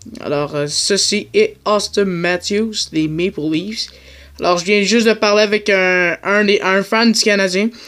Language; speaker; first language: French; native; French